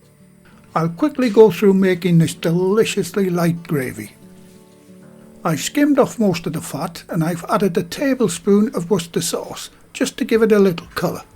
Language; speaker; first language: English; native; English